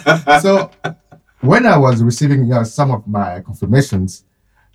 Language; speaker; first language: English; non-native, fluent; French